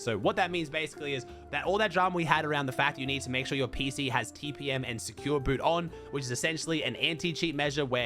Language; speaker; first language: English; native; English